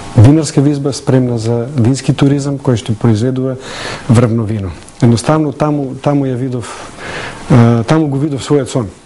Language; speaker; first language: Macedonian; native; Macedonian